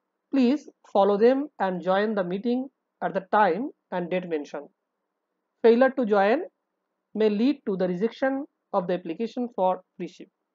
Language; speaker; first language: English; non-native, local second language; Bangla